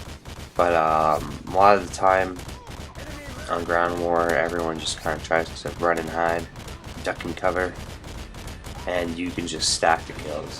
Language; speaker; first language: English; native; English